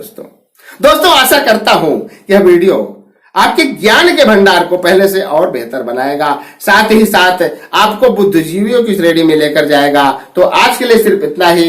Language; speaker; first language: Hindi; native; Hindi